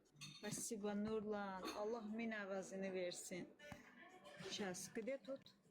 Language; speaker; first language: Azerbaijani; native; Azerbaijani